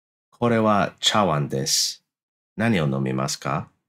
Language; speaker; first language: Japanese; non-native, learner; English